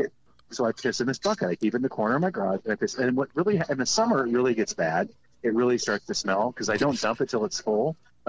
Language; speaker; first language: English; native; English